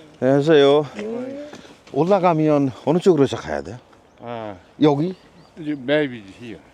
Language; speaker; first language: Korean; non-native, learner; Bangla